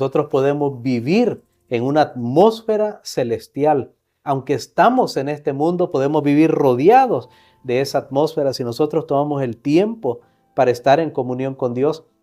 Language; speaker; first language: Spanish; native; Spanish